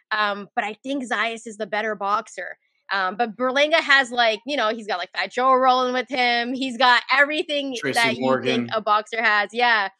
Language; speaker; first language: English; native; English